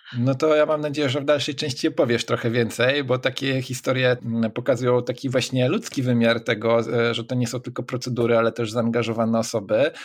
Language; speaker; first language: Polish; native; Polish